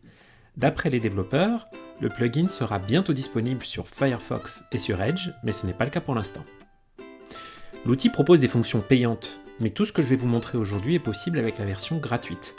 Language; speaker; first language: French; native; French